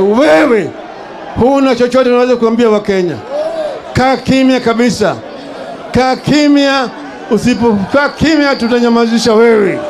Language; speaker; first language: Swahili; non-native, local second language; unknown